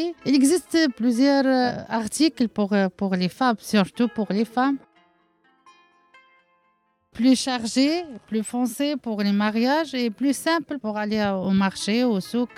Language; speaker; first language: French; non-native, learner; Arabic